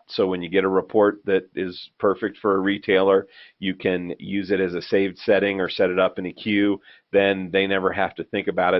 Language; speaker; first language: English; native; English